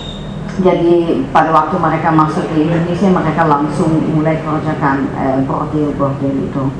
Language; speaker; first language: Indonesian; non-native, fluent; Dutch